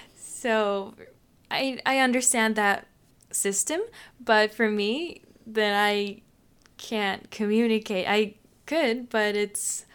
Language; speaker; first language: English; non-native, fluent; Japanese